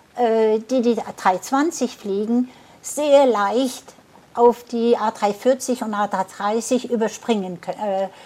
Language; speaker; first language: German; early bilingual, heritage; German